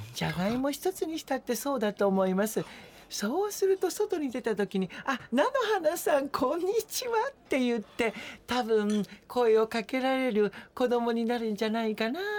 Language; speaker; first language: Japanese; native; Japanese